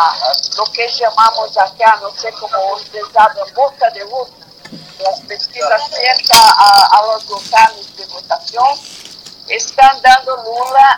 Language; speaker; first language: Spanish; non-native, fluent; Portuguese